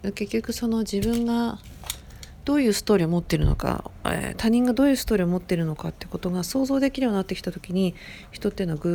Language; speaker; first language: Japanese; native; Japanese